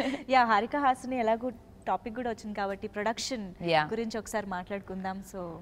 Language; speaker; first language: Telugu; native; Telugu